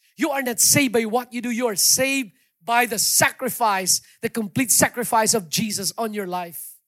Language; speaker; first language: English; non-native, local second language; Hiligaynon